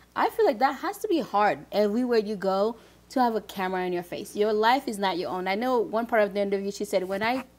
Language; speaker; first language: English; early bilingual, other home language; Haitian Creole